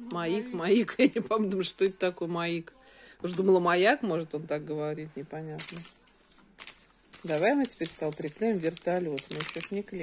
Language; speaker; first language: Russian; native; Russian